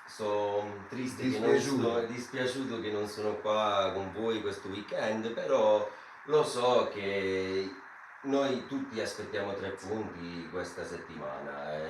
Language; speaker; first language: Italian; non-native, fluent; English